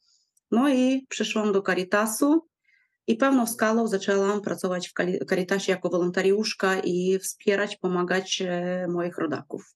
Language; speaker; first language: Polish; non-native, fluent; Ukrainian